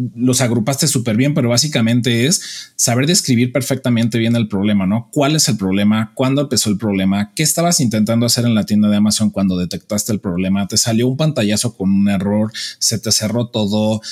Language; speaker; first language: Spanish; native; Spanish